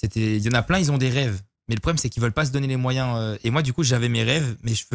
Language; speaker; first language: French; native; French